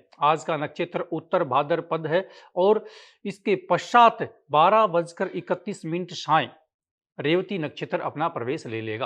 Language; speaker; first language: Hindi; native; Hindi